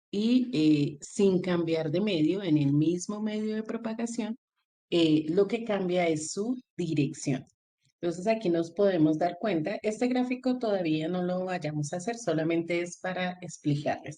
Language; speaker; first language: Spanish; native; Spanish